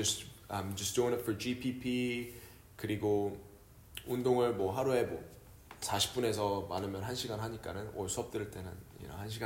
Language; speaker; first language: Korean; early bilingual, heritage; Korean